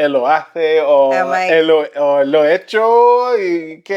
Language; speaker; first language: Spanish; non-native, learner; English